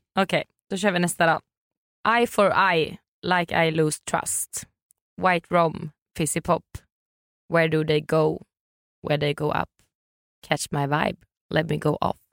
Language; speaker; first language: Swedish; native; Swedish